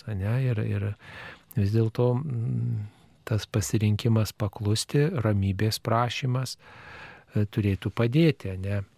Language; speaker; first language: Lithuanian; native; Lithuanian